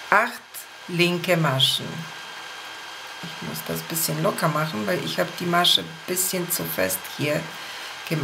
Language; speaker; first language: German; non-native, fluent; Polish